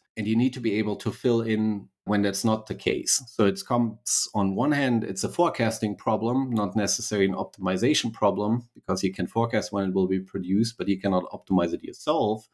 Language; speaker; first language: English; non-native, fluent; German